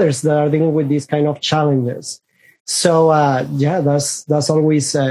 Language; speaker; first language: English; non-native, fluent; Spanish